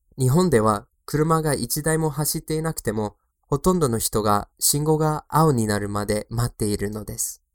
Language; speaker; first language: Japanese; non-native, fluent; English